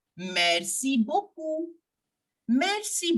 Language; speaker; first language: French; non-native, fluent; Hindi